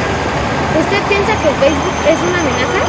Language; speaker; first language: Spanish; native; Spanish